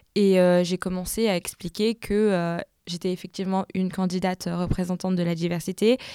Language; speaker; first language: French; native; French